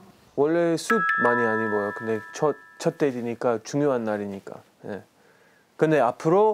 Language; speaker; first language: Korean; non-native, learner; English